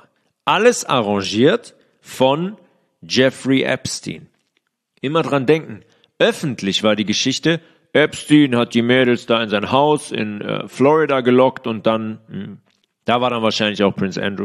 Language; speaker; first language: German; native; German